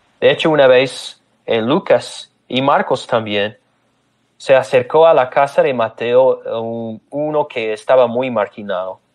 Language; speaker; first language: Spanish; non-native, fluent; English